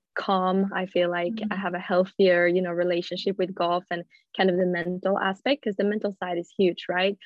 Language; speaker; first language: English; non-native, fluent; Swedish